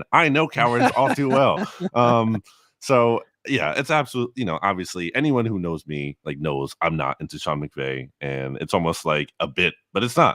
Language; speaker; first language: English; native; English